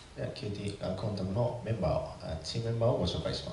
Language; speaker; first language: Japanese; native; Japanese